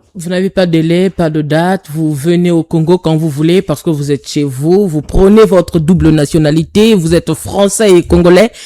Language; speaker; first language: French; non-native, local second language; Lingala